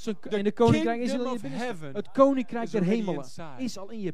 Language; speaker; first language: Dutch; native; Dutch